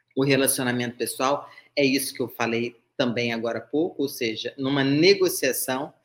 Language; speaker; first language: Portuguese; native; Portuguese